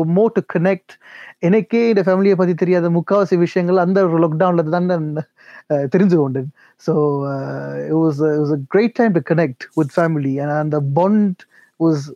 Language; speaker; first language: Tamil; early bilingual, heritage; Tamil